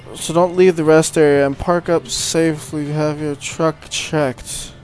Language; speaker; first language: English; native; English